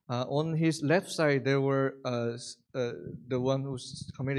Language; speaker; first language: English; non-native, fluent; Korean